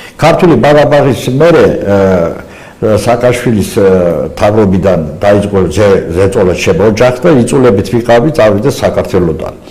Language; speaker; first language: Georgian; non-native, local second language; Azerbaijani